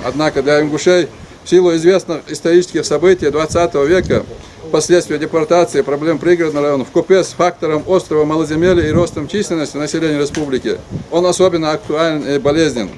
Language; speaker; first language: Russian; non-native, local second language; Ingush